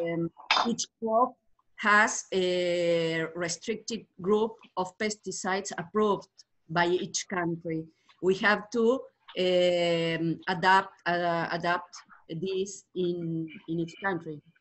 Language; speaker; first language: English; non-native, learner; Spanish